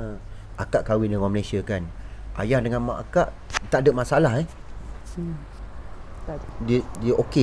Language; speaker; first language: Malay; native; Malay